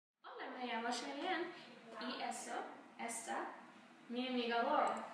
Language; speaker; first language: Spanish; non-native, learner; English